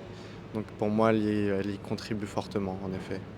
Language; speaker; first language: French; non-native, fluent; Russian